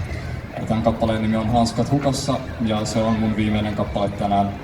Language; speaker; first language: Finnish; native; Finnish